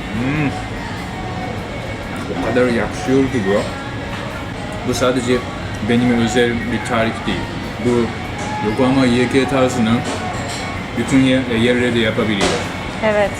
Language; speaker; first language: Turkish; non-native, fluent; Japanese